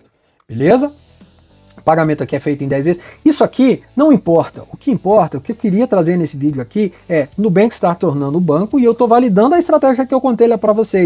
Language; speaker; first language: Portuguese; native; Portuguese